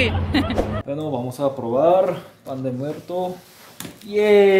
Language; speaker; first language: Spanish; non-native, learner; Korean